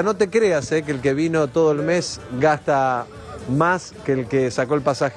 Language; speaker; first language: Spanish; native; Spanish